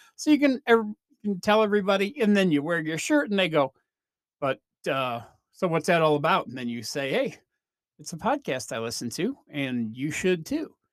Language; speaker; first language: English; native; English